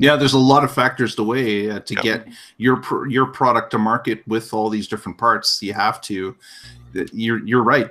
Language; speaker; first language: English; native; English